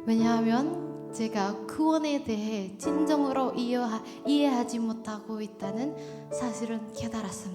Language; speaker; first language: Korean; non-native, learner; Indonesian